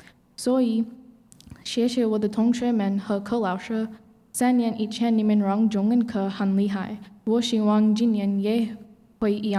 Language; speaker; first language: Chinese; non-native, learner; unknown